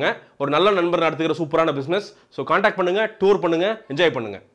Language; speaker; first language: Tamil; native; Tamil